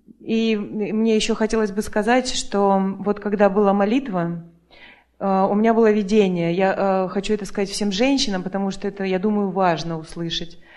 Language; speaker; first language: Russian; native; Russian